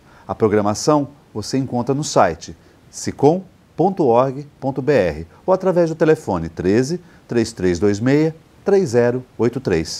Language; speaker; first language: Portuguese; native; Portuguese